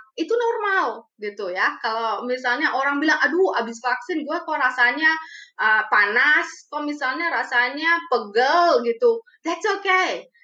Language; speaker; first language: Indonesian; early bilingual, other home language; Romanian